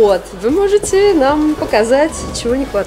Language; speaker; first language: Russian; native; Russian